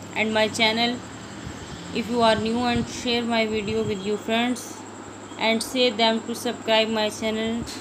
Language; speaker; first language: English; non-native, local second language; Urdu